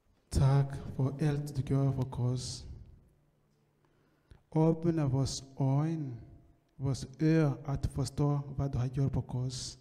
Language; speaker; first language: Danish; non-native, learner; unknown